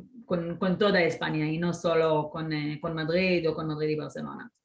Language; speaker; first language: Spanish; non-native, fluent; Hebrew